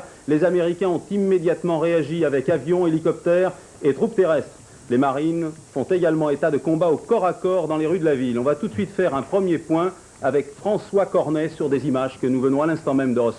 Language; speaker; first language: French; native; French